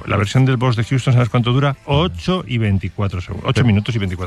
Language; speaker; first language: Spanish; native; Spanish